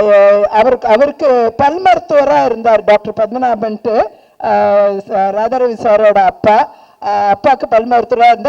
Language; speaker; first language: Tamil; native; Tamil